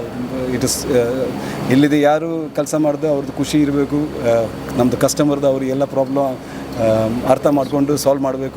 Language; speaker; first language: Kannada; non-native, local second language; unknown